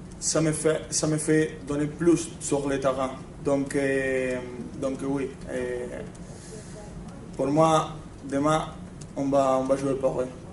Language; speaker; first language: French; non-native, fluent; Spanish